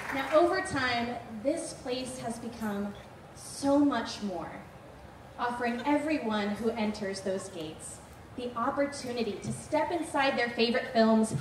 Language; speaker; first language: English; native; English